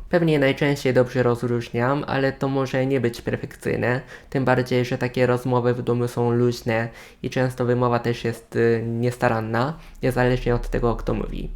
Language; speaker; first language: Polish; non-native, fluent; Japanese